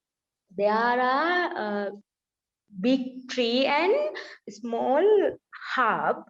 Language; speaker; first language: English; non-native, learner; Sinhala